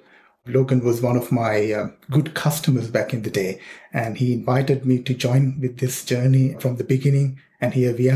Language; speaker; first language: English; non-native, local second language; Sinhala